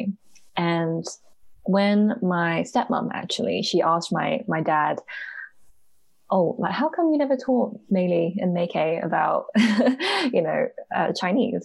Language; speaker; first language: English; native; English